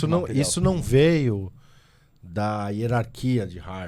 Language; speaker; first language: Portuguese; native; Portuguese